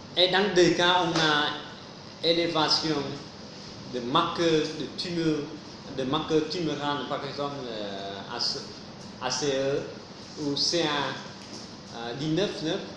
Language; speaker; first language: French; non-native, fluent; Vietnamese